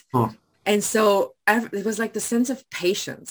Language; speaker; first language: English; non-native, local second language; Afrikaans